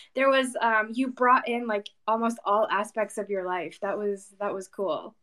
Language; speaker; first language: English; non-native, fluent; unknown